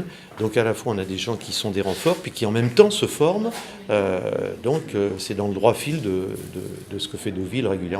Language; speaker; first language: French; native; French